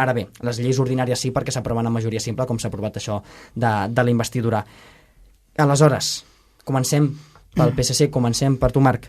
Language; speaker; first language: Catalan; native; Catalan